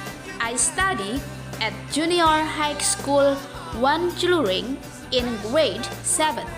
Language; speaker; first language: English; non-native, fluent; Indonesian